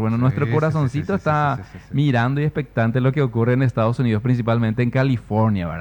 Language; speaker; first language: Spanish; native; Spanish